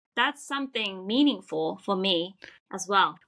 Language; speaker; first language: English; non-native, fluent; Japanese